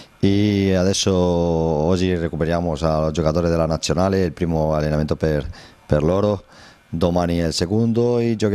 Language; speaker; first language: Italian; non-native, learner; Spanish